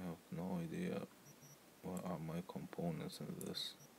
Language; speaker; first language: English; non-native, fluent; Lithuanian